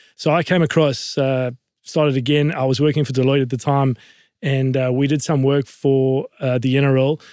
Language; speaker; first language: English; native; English